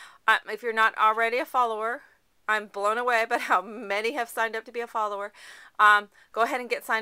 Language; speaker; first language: English; native; English